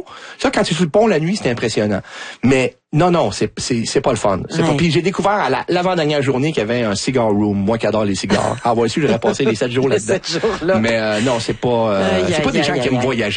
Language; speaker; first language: French; native; French